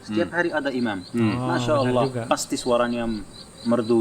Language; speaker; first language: Indonesian; non-native, fluent; Arabic